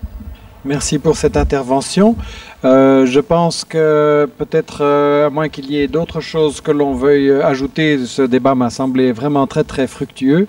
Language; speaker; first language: French; native; French